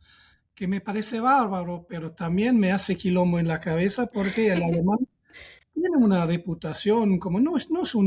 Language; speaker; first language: Spanish; non-native, fluent; German